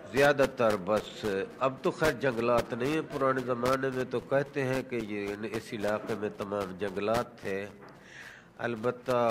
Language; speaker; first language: Urdu; non-native, local second language; Saraiki